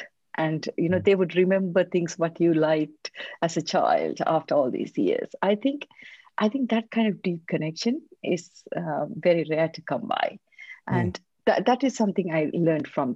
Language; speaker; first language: English; non-native, local second language; Tamil